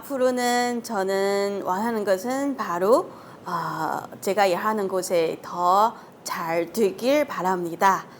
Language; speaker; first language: Korean; non-native, learner; Chinese